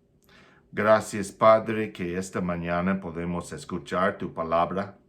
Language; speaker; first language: Spanish; non-native, fluent; English